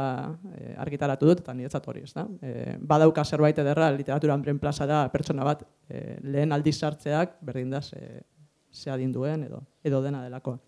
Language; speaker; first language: Basque; native; Basque